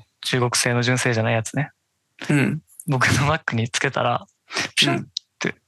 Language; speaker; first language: Japanese; native; Japanese